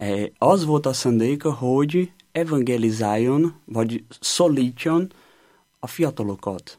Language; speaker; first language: Hungarian; non-native, learner; Portuguese